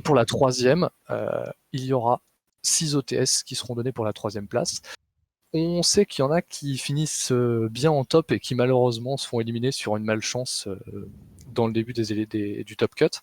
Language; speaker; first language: French; native; French